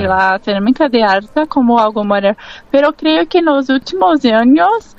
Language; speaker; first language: Spanish; non-native, learner; Portuguese